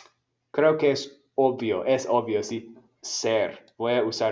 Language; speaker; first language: Spanish; non-native, fluent; English